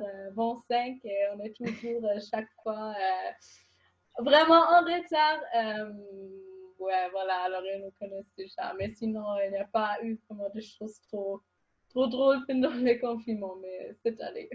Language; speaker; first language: French; non-native, fluent; German